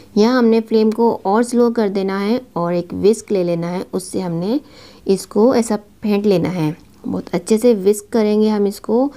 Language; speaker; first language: Urdu; native; Urdu